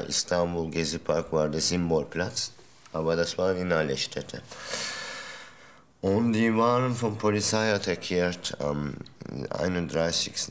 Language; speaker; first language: German; non-native, fluent; Turkish